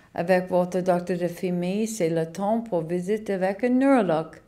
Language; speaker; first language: French; non-native, learner; English